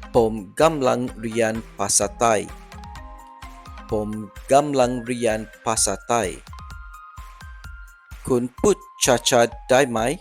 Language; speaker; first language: Thai; non-native, learner; English